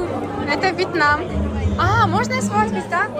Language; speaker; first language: Russian; non-native, learner; Mongolian